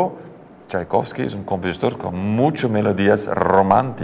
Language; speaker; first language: Spanish; non-native, learner; Dutch